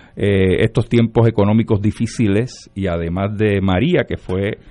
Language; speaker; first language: Spanish; native; Spanish